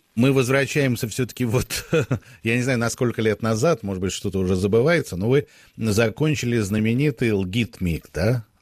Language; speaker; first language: Russian; native; Russian